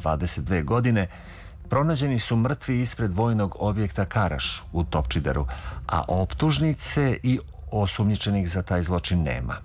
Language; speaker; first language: Serbian; native; Serbian